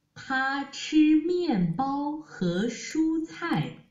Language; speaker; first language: Chinese; non-native, learner; Vietnamese